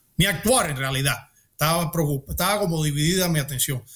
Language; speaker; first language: Spanish; early bilingual, heritage; Spanish